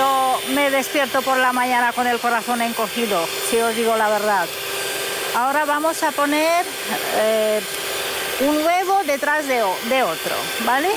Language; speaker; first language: Spanish; non-native, fluent; Romanian